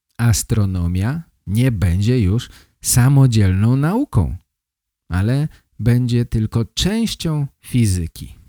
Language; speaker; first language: Polish; native; Polish